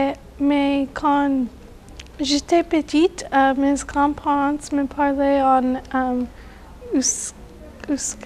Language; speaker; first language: French; non-native, learner; English